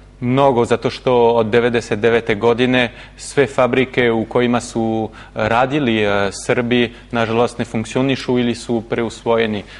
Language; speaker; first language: Serbian; non-native, fluent; French